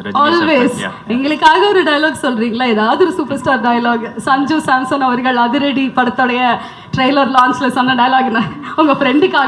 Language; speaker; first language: Tamil; native; Tamil